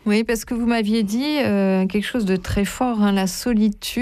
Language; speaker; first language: French; native; French